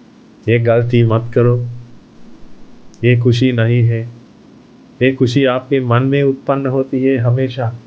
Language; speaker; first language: Hindi; non-native, fluent; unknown